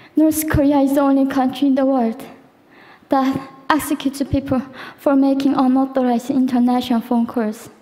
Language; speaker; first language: English; non-native, fluent; Korean